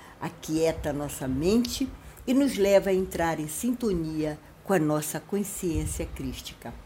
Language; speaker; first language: Portuguese; native; Portuguese